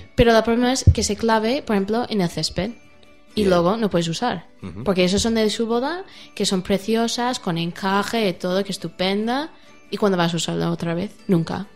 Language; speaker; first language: Spanish; non-native, learner; English